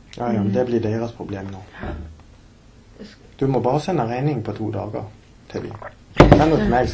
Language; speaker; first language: Norwegian; native; Norwegian